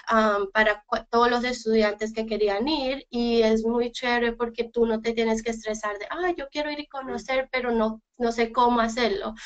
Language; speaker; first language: Spanish; early bilingual, heritage; Spanish